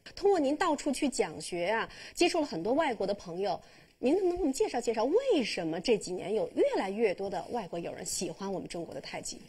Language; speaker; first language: Chinese; native; Chinese